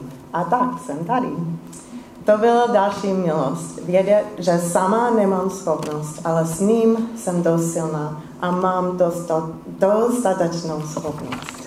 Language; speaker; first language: Czech; non-native, fluent; English